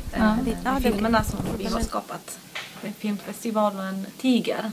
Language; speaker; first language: Swedish; non-native, fluent; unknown